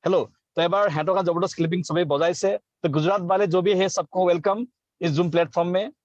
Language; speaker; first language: Hindi; non-native, local second language; Assamese